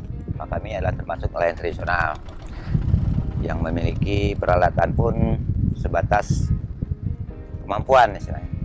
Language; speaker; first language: Indonesian; non-native, local second language; Malay